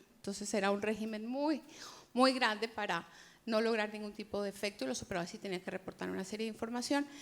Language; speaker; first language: Spanish; native; Spanish